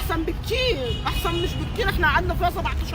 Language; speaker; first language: Arabic; native; Arabic